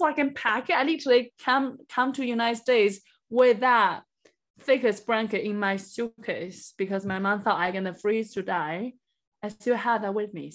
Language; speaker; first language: English; non-native, fluent; Chinese